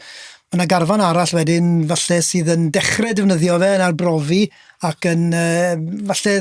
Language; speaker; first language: Welsh; native; Welsh